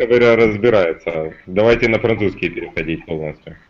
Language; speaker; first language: Russian; native; Russian